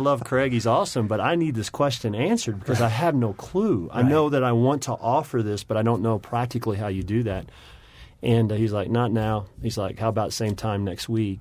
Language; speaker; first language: English; native; English